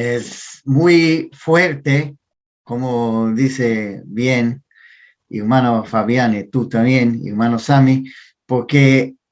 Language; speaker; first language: Spanish; non-native, learner; Portuguese